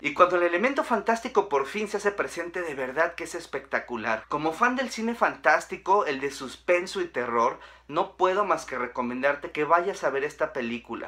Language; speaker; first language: Spanish; native; Spanish